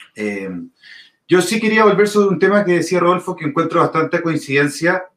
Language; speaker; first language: Spanish; native; Spanish